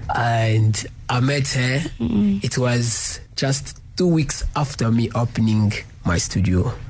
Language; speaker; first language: English; non-native, learner; Lingala